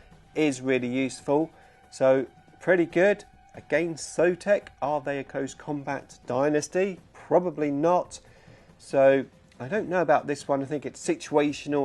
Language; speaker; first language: English; native; English